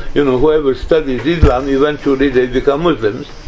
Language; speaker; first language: English; non-native, fluent; Turkish